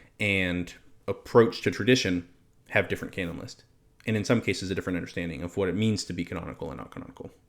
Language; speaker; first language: English; native; English